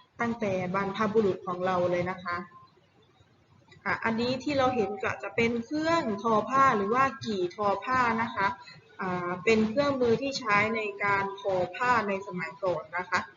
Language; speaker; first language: Thai; native; Thai